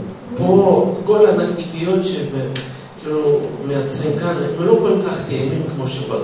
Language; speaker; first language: Hebrew; non-native, fluent; Russian